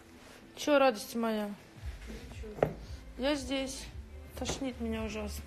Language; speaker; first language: Russian; native; Russian